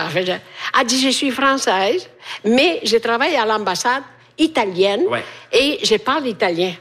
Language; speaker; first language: French; non-native, fluent; Italian